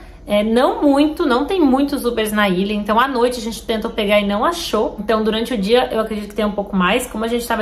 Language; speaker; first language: Portuguese; native; Portuguese